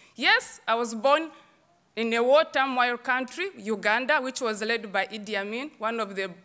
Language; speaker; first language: English; non-native, local second language; Kinyarwanda